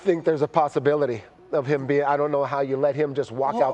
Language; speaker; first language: English; native; English